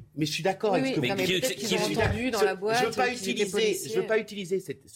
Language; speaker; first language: French; native; French